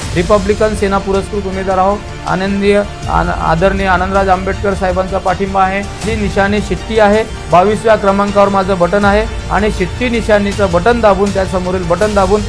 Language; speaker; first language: Marathi; native; Marathi